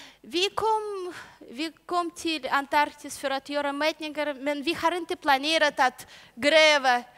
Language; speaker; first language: Swedish; non-native, learner; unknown